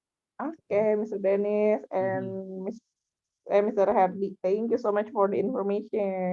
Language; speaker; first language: English; non-native, learner; Indonesian